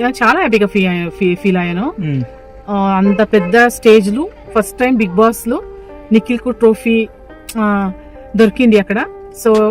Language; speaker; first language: Telugu; non-native, learner; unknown